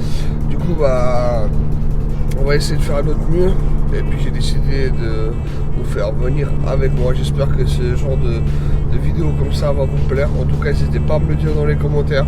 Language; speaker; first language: French; native; French